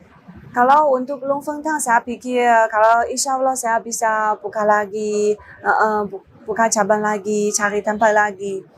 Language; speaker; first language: Indonesian; non-native, learner; Chinese